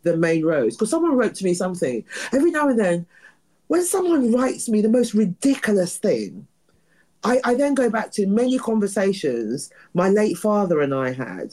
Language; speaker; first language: English; native; English